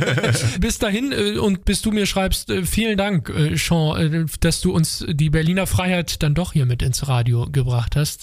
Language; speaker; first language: German; native; German